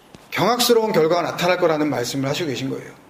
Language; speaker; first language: Korean; native; Korean